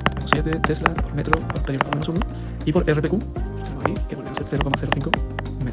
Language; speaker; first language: Spanish; native; Spanish